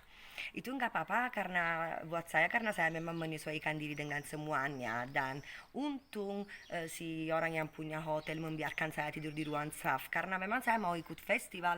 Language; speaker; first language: Indonesian; non-native, fluent; Italian